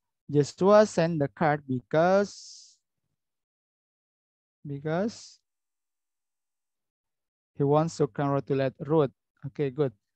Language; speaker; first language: English; non-native, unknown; Indonesian